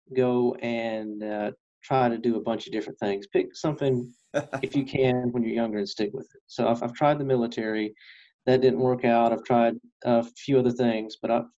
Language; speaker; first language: English; native; English